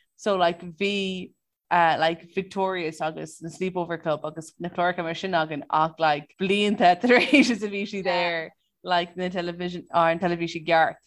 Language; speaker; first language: Irish; non-native, local second language; English